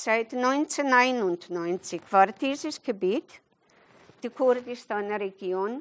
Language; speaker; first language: German; non-native, fluent; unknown